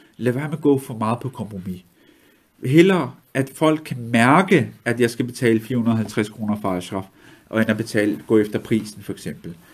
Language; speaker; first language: Danish; early bilingual, other home language; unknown